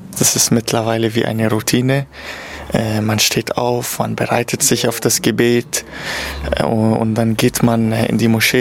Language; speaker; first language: German; non-native, fluent; Arabic